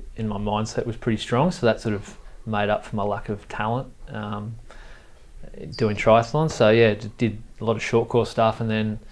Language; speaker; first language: English; native; English